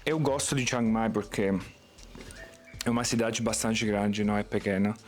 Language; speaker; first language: Portuguese; non-native, fluent; Italian